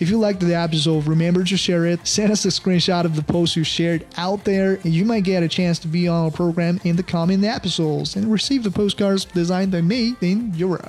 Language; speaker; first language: English; non-native, fluent; Chinese